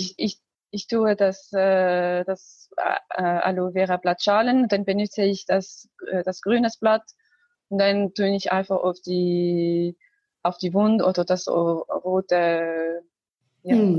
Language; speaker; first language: German; non-native, learner; Arabic